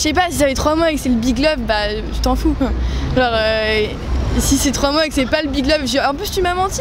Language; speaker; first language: French; native; French